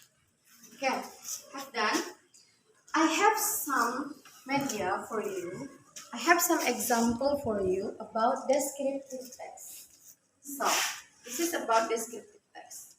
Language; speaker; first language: English; non-native, learner; Indonesian